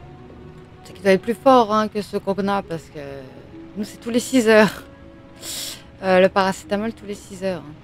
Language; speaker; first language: French; native; French